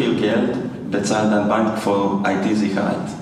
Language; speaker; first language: German; non-native, fluent; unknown